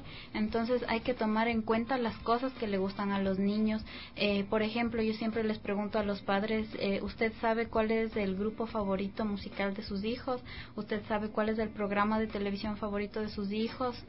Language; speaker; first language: Spanish; native; Spanish